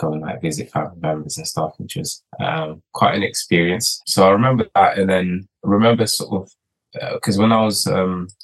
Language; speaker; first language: English; early bilingual, other home language; Portuguese